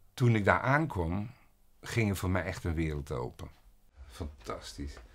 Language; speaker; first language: Dutch; native; Dutch